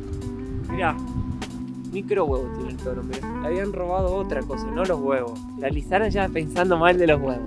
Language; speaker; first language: Spanish; native; Spanish